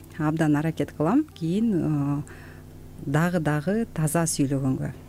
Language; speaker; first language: Kyrgyz; native; Kyrgyz